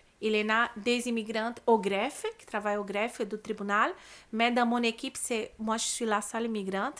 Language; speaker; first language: French; non-native, learner; Portuguese